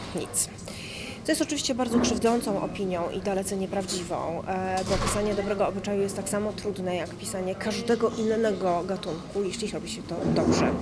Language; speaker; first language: Polish; native; Polish